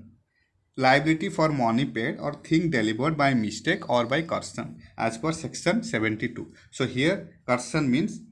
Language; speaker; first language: English; non-native, local second language; Hindi